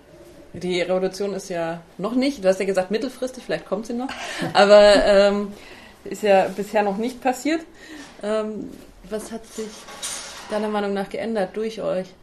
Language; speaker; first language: German; native; German